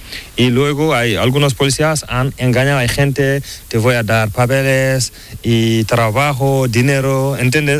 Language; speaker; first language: Spanish; non-native, learner; Fula